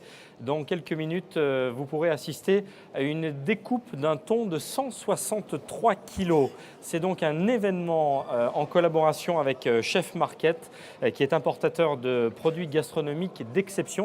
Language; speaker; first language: French; native; French